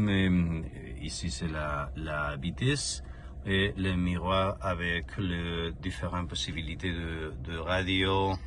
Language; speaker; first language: French; non-native, learner; Spanish